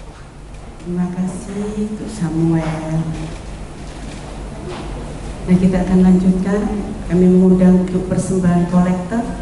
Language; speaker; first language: Indonesian; native; Indonesian